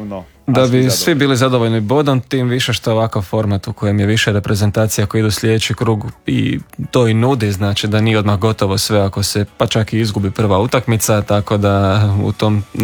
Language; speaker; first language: Serbian; native; Serbian